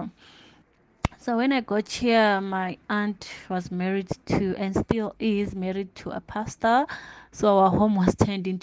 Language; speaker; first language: English; non-native, local second language; Tsonga